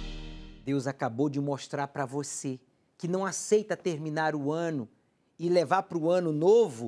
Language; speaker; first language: Portuguese; native; Portuguese